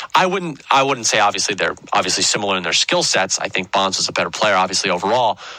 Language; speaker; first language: English; native; English